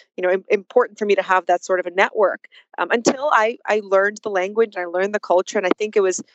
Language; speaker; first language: English; early bilingual, other home language; Russian